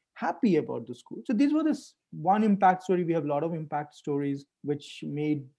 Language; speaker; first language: English; non-native, local second language; Hindi